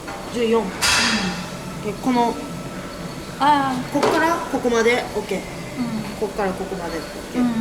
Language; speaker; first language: Japanese; native; Japanese